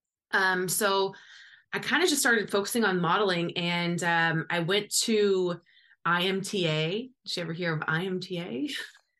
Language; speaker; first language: English; native; English